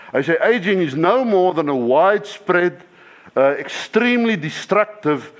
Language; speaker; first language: English; non-native, local second language; Afrikaans